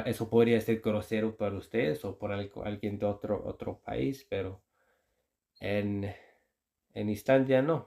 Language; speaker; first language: Spanish; non-native, fluent; Icelandic